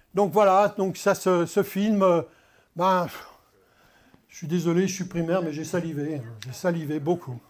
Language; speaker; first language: French; native; French